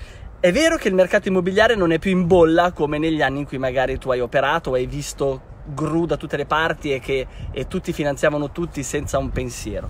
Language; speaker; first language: Italian; native; Italian